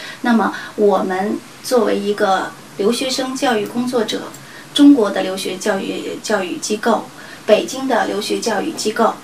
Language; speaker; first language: Chinese; native; Chinese